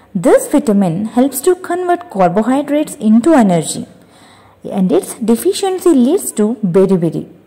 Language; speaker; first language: English; non-native, local second language; Telugu